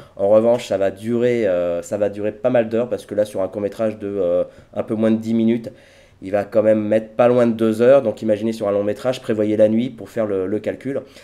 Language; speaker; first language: French; native; French